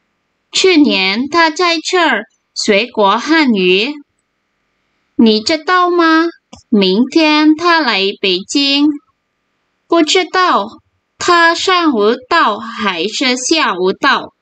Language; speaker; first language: Chinese; non-native, fluent; Indonesian